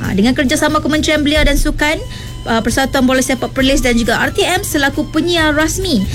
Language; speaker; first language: Malay; native; Malay